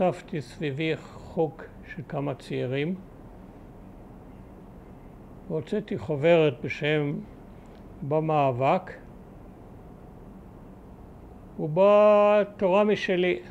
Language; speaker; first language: Hebrew; early bilingual, other home language; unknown